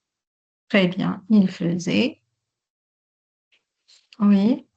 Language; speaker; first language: French; non-native, local second language; Arabic